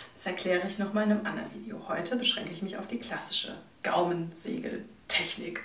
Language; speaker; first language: German; native; German